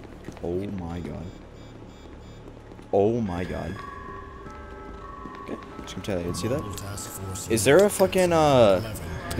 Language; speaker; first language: English; native; English